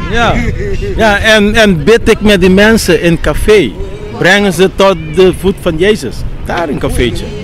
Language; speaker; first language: Dutch; non-native, local second language; Papiamento